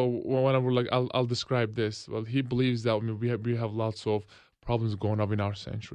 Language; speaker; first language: English; non-native, fluent; Turkish